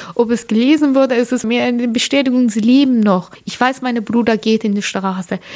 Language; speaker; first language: German; non-native, learner; Persian